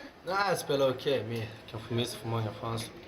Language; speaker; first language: Swedish; early bilingual, other home language; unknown